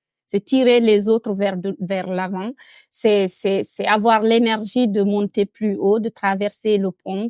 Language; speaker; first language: French; non-native, local second language; Fula